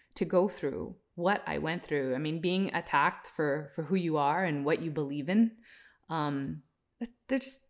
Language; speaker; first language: English; early bilingual, other home language; Hindi